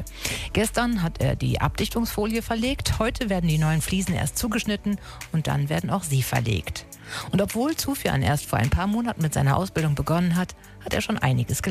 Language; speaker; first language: German; native; German